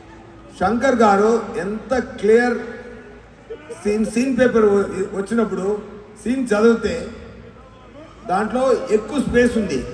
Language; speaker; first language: Telugu; non-native, learner; Tamil